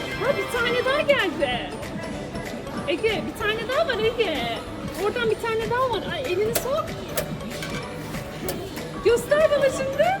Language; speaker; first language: Turkish; native; Turkish